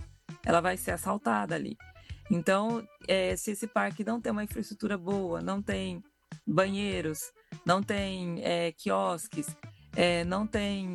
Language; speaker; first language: Portuguese; native; Portuguese